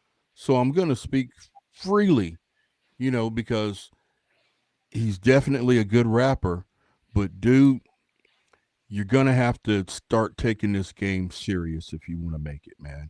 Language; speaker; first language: English; native; English